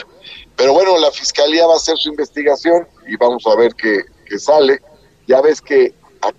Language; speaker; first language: Spanish; native; Spanish